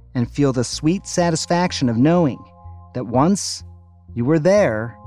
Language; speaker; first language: English; native; English